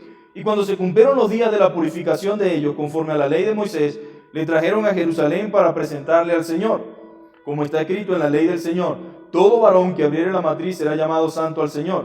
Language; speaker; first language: Spanish; native; Spanish